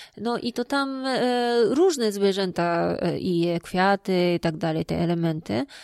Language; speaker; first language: Polish; non-native, fluent; Japanese